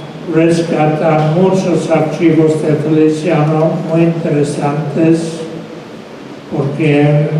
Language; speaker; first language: Spanish; non-native, fluent; English